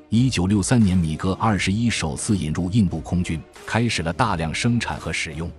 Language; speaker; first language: Chinese; native; Chinese